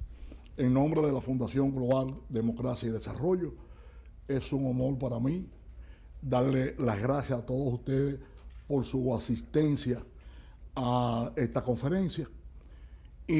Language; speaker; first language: Spanish; native; Spanish